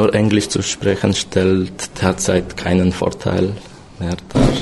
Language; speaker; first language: German; non-native, fluent; Romanian